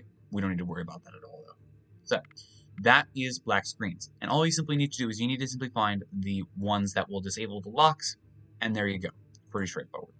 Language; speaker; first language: English; native; English